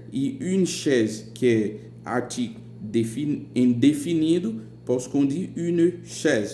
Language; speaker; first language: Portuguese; non-native, fluent; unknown